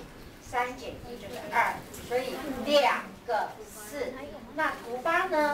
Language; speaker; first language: Chinese; native; Chinese